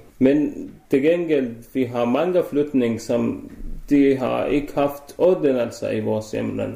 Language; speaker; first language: Danish; non-native, learner; Arabic